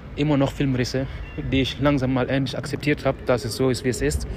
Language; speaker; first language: German; non-native, fluent; Wolof